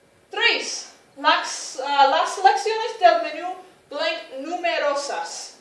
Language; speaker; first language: Spanish; non-native, fluent; English